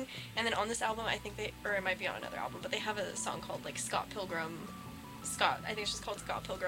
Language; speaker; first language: English; native; English